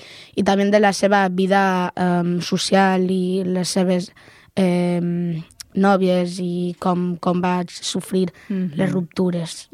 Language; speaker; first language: Catalan; non-native, local second language; Spanish